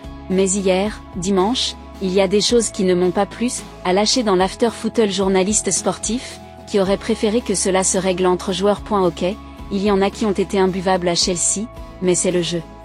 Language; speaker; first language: French; native; French